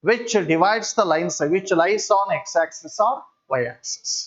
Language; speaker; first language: English; non-native, local second language; Kannada